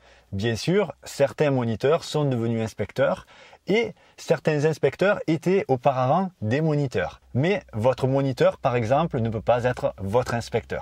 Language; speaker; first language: French; native; French